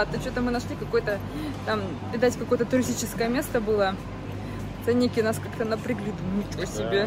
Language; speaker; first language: Russian; native; Russian